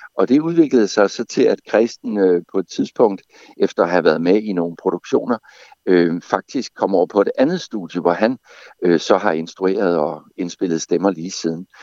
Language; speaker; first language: Danish; native; Danish